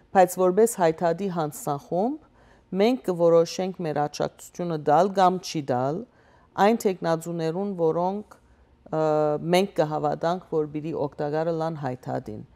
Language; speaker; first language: Armenian; early bilingual, heritage; Armenian